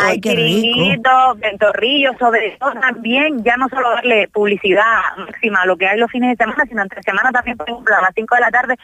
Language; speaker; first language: Spanish; native; Spanish